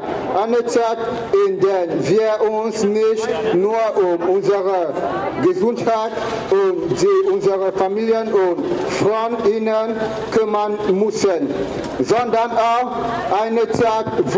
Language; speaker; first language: German; non-native, fluent; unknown